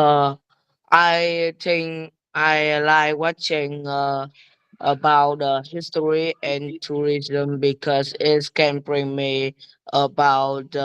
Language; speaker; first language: English; non-native, learner; Vietnamese